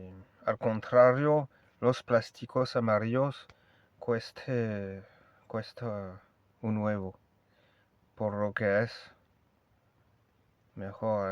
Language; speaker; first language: Spanish; non-native, learner; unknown